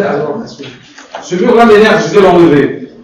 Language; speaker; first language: French; non-native, fluent; Arabic